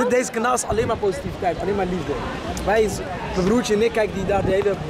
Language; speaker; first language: Dutch; native; Dutch